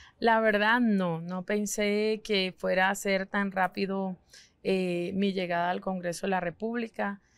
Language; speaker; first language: Spanish; non-native, local second language; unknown